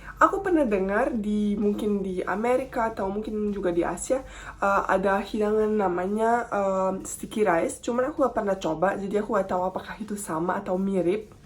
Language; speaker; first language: Indonesian; non-native, fluent; Bosnian